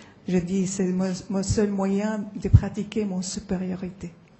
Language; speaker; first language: French; non-native, fluent; Arabic